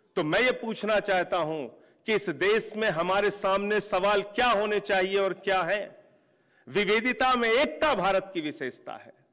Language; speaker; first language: Hindi; native; Hindi